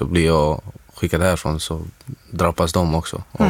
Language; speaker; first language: Swedish; non-native, fluent; Arabic